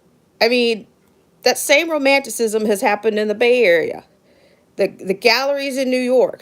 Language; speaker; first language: English; native; English